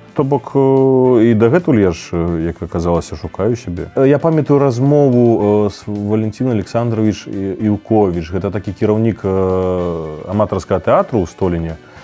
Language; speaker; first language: Belarusian; non-native, local second language; Russian